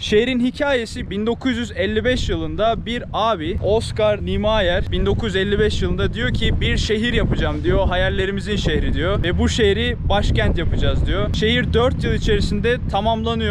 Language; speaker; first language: Turkish; native; Turkish